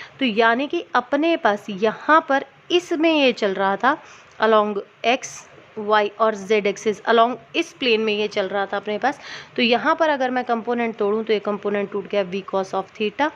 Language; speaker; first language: Hindi; native; Hindi